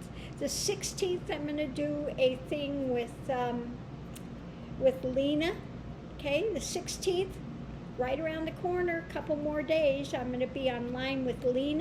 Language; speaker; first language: English; native; English